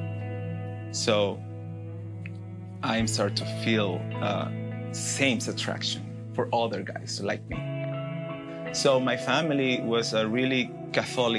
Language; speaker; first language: English; non-native, learner; Spanish